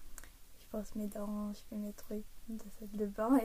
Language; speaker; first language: French; early bilingual, heritage; English